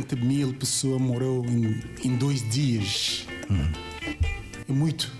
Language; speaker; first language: Portuguese; non-native, learner; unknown